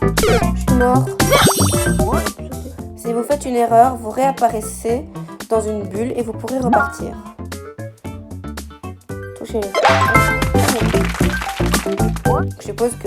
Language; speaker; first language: French; native; French